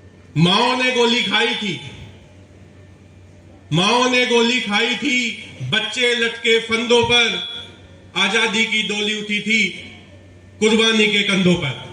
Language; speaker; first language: Hindi; native; Hindi